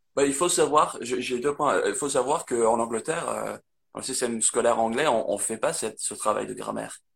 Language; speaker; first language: French; non-native, fluent; English